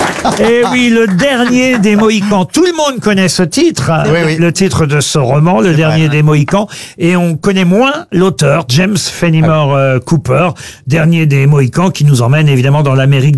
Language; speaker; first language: French; native; French